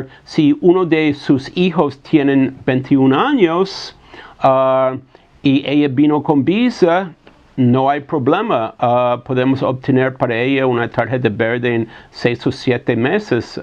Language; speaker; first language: Spanish; non-native, fluent; English